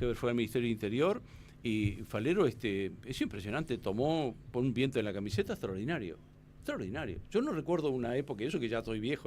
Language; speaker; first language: Spanish; native; Spanish